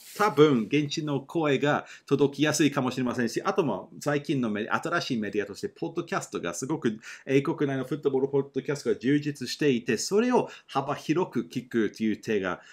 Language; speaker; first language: Japanese; non-native, fluent; English